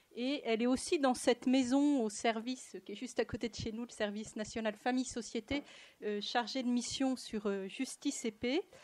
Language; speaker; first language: French; native; French